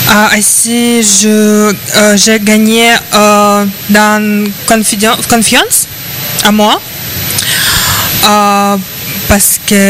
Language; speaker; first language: French; non-native, learner; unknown